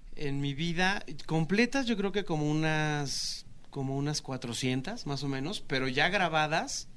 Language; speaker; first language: Spanish; native; Spanish